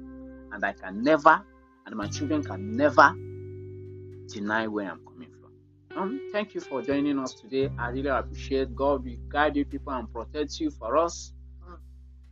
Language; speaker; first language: English; non-native, local second language; Igbo